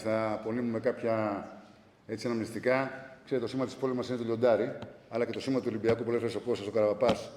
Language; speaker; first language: Greek; native; Greek